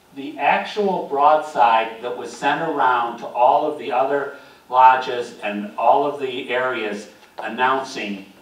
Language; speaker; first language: English; native; English